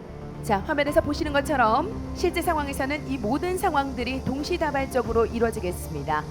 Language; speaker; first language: Korean; native; Korean